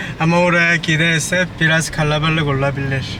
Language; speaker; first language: Turkish; non-native, learner; Korean